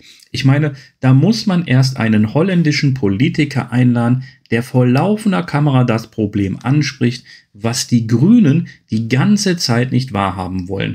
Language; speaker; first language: German; native; German